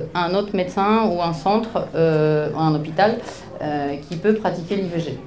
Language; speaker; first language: French; non-native, fluent; Polish